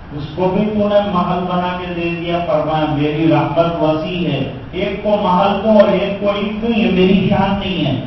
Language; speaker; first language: Urdu; non-native, local second language; Gujarati